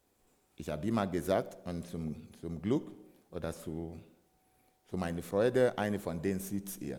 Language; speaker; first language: German; non-native, fluent; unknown